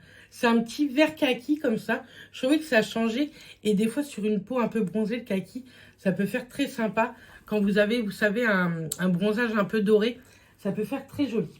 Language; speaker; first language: French; native; French